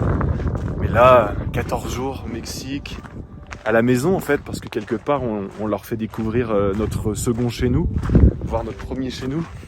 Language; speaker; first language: French; native; French